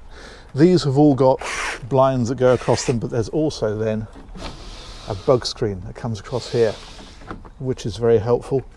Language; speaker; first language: English; native; English